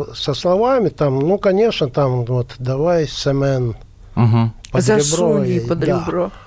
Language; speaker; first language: Russian; native; Russian